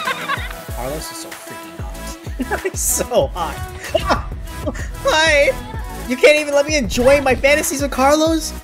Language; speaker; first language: English; native; English